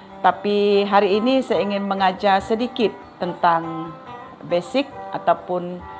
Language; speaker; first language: Malay; non-native, local second language; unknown